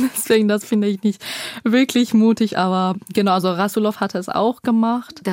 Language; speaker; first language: German; non-native, fluent; Persian